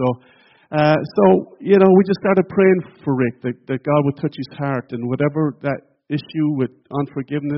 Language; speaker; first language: English; native; English